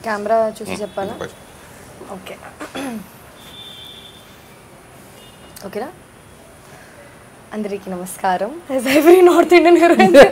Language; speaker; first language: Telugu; non-native, learner; Hindi